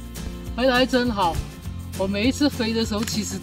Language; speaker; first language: Chinese; native; Chinese